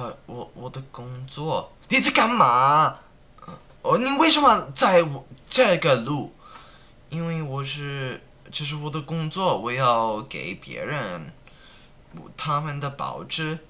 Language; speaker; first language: Chinese; non-native, learner; English